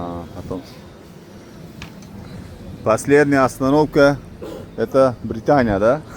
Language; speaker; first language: Russian; non-native, local second language; Uzbek